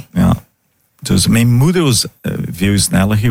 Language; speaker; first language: Dutch; non-native, fluent; Portuguese